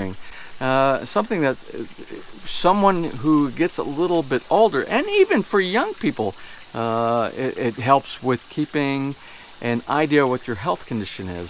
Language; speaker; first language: English; native; English